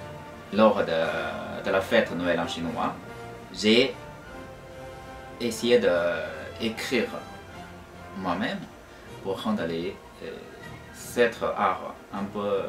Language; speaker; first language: French; non-native, fluent; Chinese